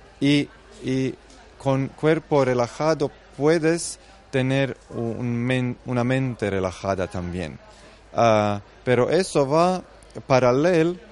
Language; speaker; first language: Spanish; non-native, fluent; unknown